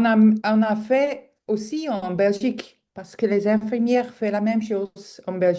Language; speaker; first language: French; non-native, local second language; Dutch